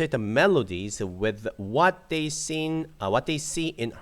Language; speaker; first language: English; non-native, fluent; Korean